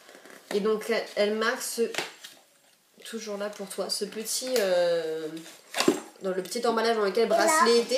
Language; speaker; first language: French; native; French